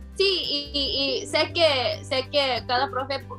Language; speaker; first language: Spanish; early bilingual, heritage; Spanish